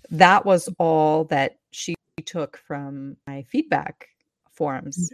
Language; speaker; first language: English; non-native, fluent; Ukrainian